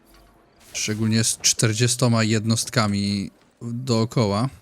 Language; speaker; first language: Polish; native; Polish